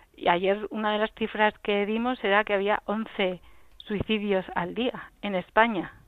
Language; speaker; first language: Spanish; native; Spanish